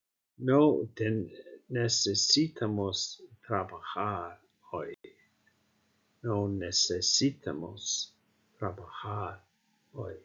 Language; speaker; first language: Spanish; non-native, fluent; Icelandic